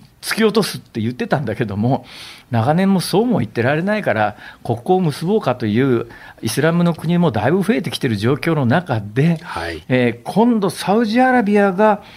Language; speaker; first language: Japanese; native; Japanese